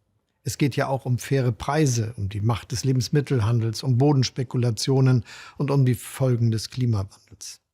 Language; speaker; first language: German; native; German